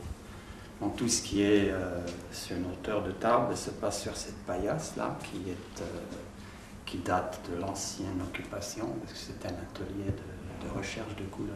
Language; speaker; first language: French; native; French